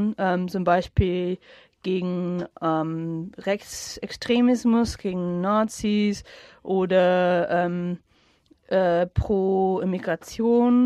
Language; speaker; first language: German; non-native, fluent; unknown